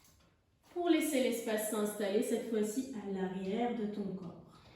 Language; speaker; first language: French; native; French